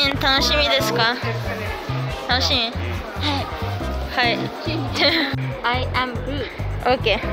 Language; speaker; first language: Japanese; early bilingual, heritage; Japanese